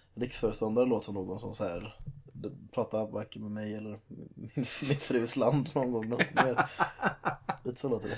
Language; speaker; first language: Swedish; native; Swedish